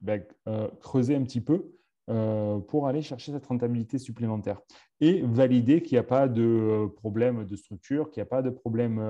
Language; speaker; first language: French; native; French